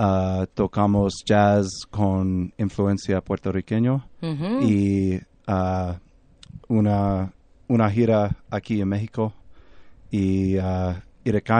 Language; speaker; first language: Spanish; non-native, learner; English